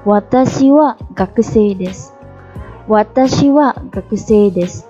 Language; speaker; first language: Japanese; non-native, fluent; Khmer